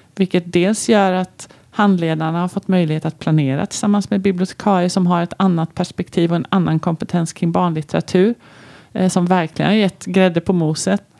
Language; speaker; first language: Swedish; native; Swedish